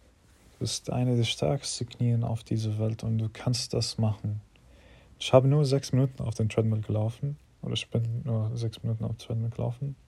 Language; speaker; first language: German; non-native, fluent; English